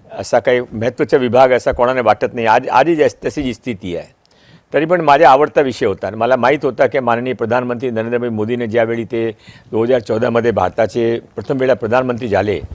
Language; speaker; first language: Marathi; non-native, local second language; Maranao